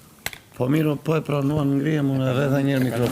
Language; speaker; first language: Albanian; native; Albanian